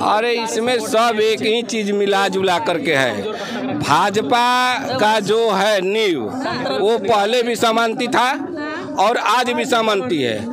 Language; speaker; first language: Hindi; native; Hindi